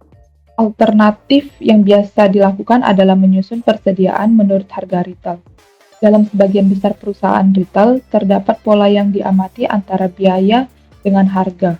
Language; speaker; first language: Indonesian; native; Indonesian